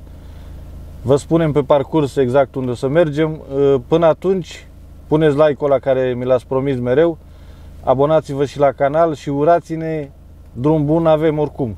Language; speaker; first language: Romanian; native; Romanian